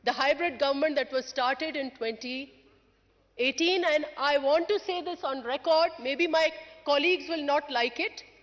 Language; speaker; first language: English; non-native, local second language; Urdu